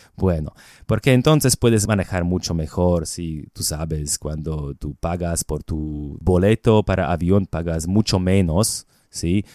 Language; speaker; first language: Spanish; non-native, fluent; Slovak